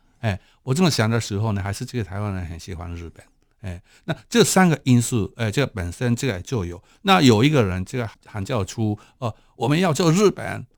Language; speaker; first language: Chinese; non-native, fluent; Japanese